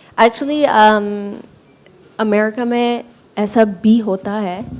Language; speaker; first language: Hindi; early bilingual, heritage; Punjabi